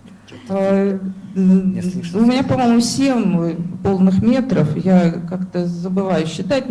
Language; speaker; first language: Russian; native; Russian